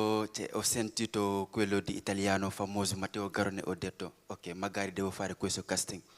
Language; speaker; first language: Italian; non-native, learner; Wolof